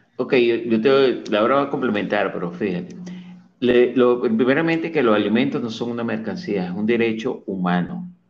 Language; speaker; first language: Spanish; native; Spanish